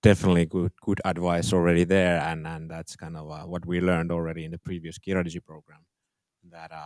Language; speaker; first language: English; non-native, fluent; Finnish